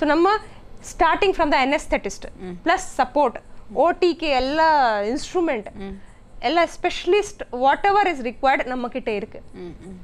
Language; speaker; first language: Tamil; non-native, learner; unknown